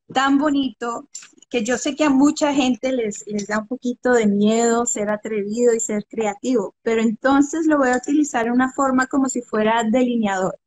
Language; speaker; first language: Spanish; early bilingual, other home language; English